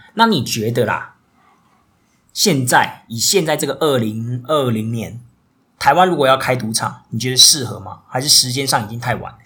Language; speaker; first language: Chinese; native; Chinese